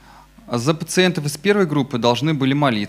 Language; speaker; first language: Russian; native; Russian